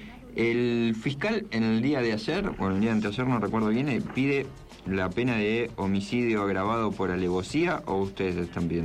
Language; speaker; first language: Spanish; native; Spanish